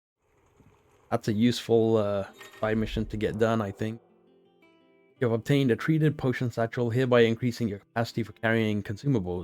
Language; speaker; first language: English; native; English